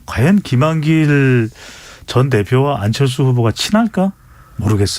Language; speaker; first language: Korean; native; Korean